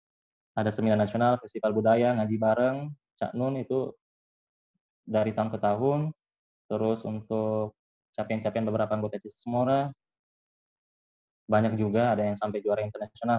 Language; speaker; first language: Indonesian; native; Indonesian